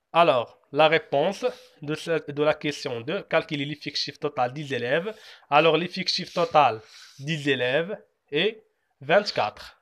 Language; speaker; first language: French; non-native, local second language; Arabic